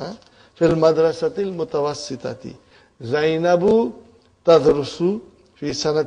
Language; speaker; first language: Arabic; non-native, fluent; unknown